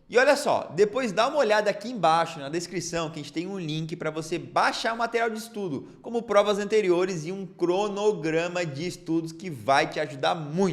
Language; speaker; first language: Portuguese; native; Portuguese